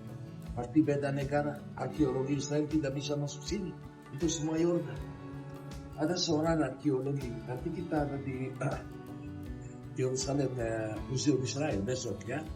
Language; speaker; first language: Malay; non-native, learner; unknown